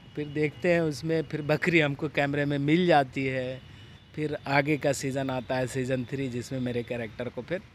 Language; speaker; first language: Hindi; native; Hindi